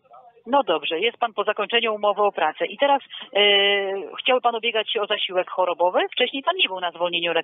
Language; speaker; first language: Polish; native; Polish